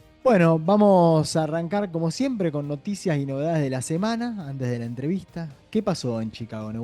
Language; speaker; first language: Spanish; native; Spanish